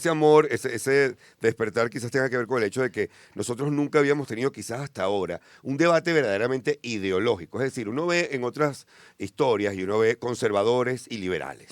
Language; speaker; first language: Spanish; native; Spanish